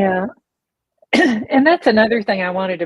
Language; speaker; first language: English; native; English